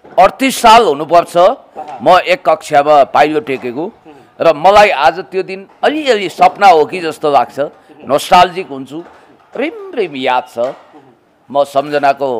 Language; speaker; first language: Nepali; native; Nepali